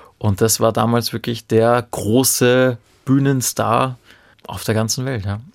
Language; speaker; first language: German; native; German